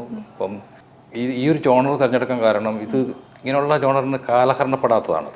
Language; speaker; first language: Malayalam; native; Malayalam